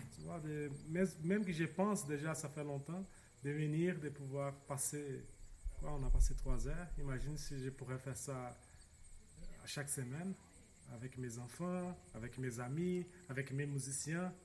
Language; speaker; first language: French; non-native, fluent; Portuguese